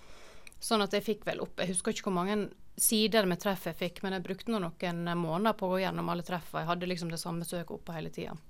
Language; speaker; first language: Norwegian; native; Norwegian